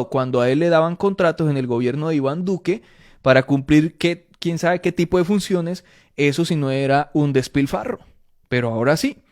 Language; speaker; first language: Spanish; native; Spanish